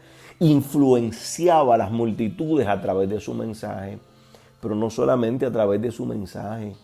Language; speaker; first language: Spanish; native; Spanish